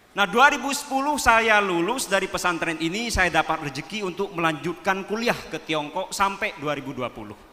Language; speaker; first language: Indonesian; non-native, local second language; Madurese